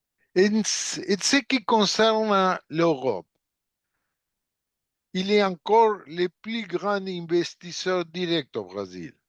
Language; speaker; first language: French; non-native, fluent; Portuguese